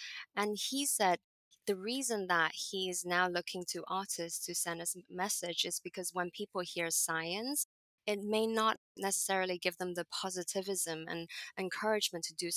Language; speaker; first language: English; non-native, local second language; Cantonese